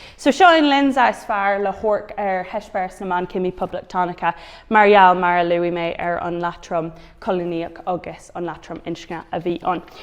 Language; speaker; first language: Irish; non-native, local second language; English